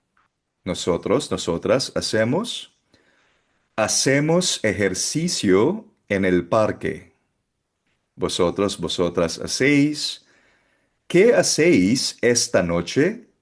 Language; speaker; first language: Spanish; non-native, fluent; Filipino